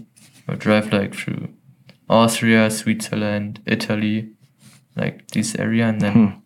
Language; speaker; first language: English; non-native, fluent; German